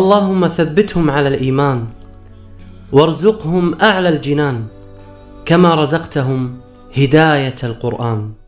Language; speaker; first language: Arabic; native; Arabic